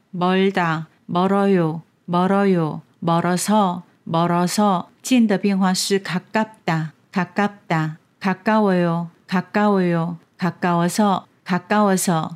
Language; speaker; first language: Korean; non-native, fluent; Chinese